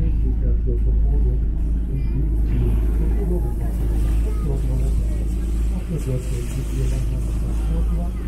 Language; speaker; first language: Russian; non-native, learner; Turkish